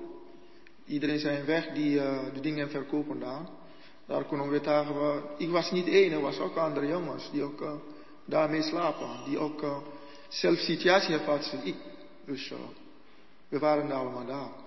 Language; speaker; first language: Dutch; non-native, learner; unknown